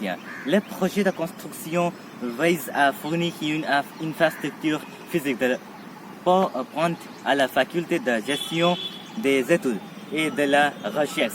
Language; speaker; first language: French; non-native, learner; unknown